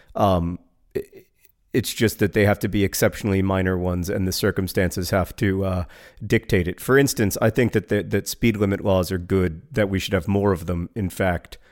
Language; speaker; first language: English; native; English